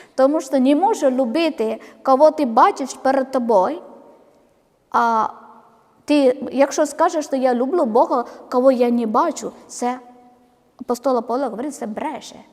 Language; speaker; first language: Ukrainian; non-native, learner; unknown